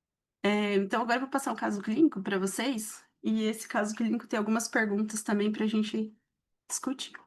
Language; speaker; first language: Portuguese; native; Portuguese